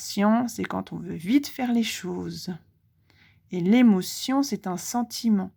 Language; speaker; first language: French; native; French